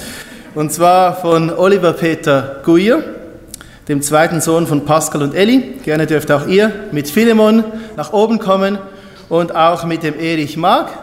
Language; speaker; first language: German; native; German